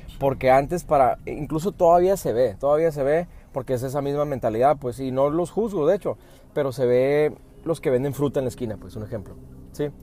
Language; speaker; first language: Spanish; early bilingual, heritage; Spanish